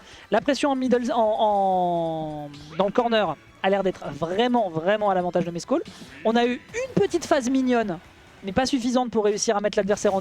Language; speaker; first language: French; native; French